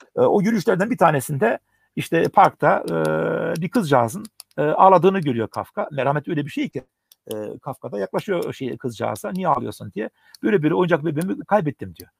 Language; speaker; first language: Turkish; early bilingual, heritage; Turkish